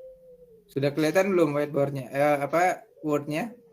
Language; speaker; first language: Indonesian; native; Indonesian